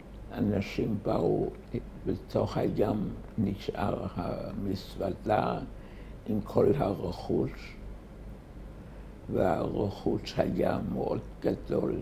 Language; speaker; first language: Hebrew; early bilingual, other home language; German